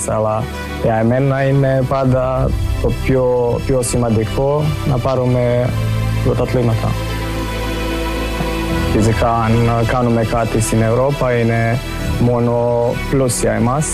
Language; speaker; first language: Greek; non-native, learner; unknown